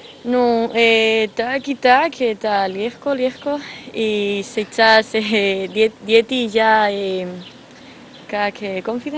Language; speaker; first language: Russian; non-native, learner; Spanish